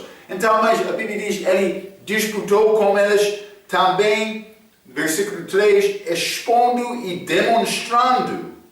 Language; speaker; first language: Portuguese; non-native, fluent; English